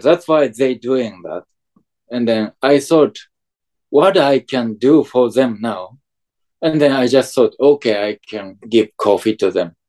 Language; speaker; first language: English; non-native, fluent; Japanese